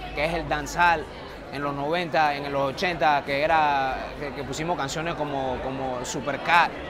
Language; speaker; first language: Spanish; native; Spanish